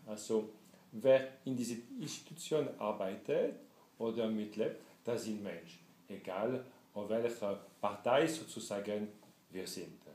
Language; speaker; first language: German; non-native, fluent; French